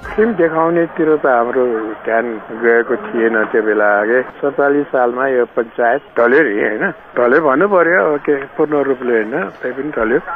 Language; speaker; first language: Nepali; non-native, local second language; Newari